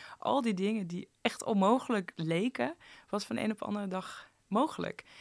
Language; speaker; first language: Dutch; early bilingual, other home language; Persian